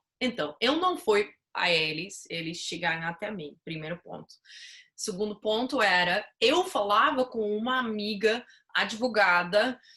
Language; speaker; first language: Portuguese; non-native, fluent; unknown